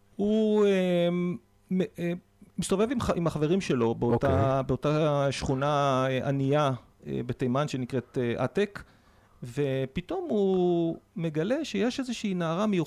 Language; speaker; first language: Hebrew; native; Hebrew